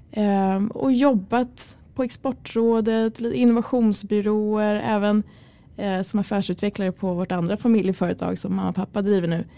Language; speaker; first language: Swedish; early bilingual, other home language; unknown